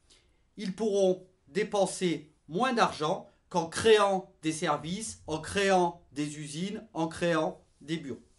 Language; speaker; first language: French; native; French